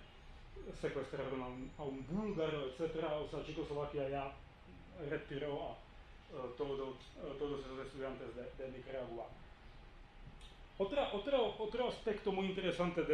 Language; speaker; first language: Spanish; non-native, fluent; Czech